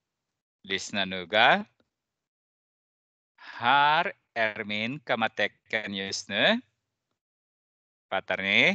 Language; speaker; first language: Swedish; non-native, fluent; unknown